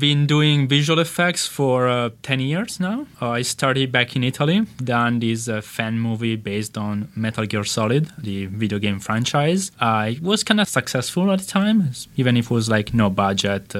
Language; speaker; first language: English; non-native, fluent; Italian